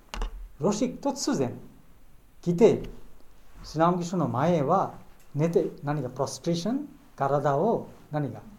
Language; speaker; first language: Japanese; non-native, learner; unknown